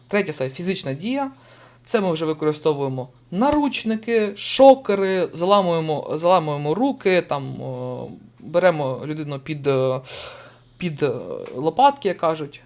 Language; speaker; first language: Ukrainian; native; Ukrainian